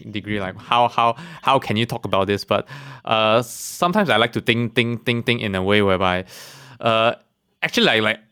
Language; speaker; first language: English; non-native, local second language; Chinese